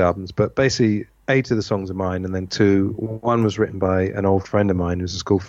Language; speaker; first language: English; native; English